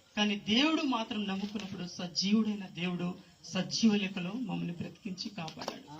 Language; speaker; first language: Telugu; non-native, local second language; Lambadi